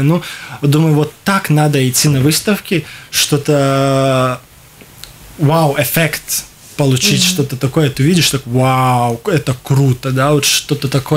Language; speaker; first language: Russian; non-native, local second language; Latvian